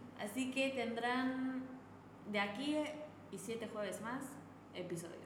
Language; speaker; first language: Spanish; native; Spanish